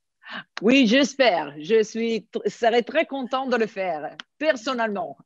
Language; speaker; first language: French; non-native, fluent; Italian